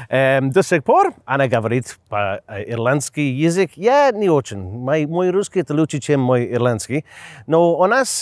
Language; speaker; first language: Russian; non-native, learner; English